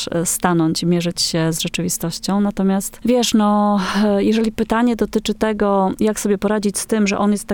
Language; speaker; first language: Polish; native; Polish